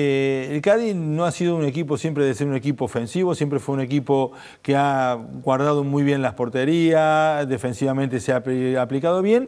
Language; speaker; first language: Spanish; native; Spanish